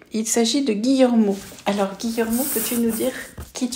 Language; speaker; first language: French; native; French